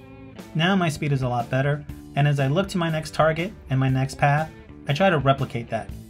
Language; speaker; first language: English; native; English